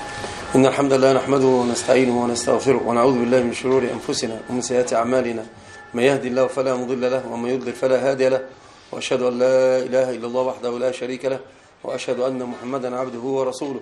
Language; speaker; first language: Arabic; native; Arabic